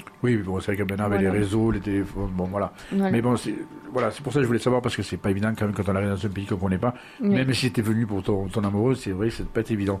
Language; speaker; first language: French; native; French